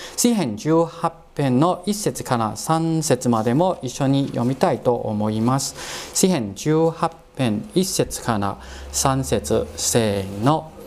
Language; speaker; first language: Japanese; non-native, fluent; Cantonese